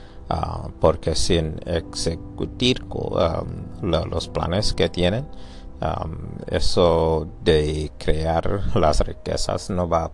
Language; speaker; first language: Spanish; non-native, learner; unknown